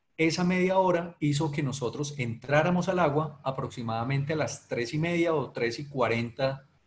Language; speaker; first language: Spanish; native; Spanish